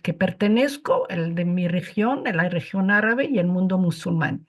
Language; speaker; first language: Spanish; non-native, fluent; Arabic